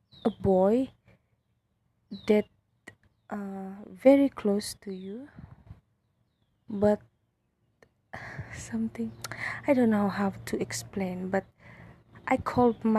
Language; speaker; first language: English; non-native, local second language; Malay